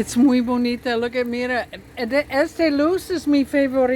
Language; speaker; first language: Spanish; non-native, learner; English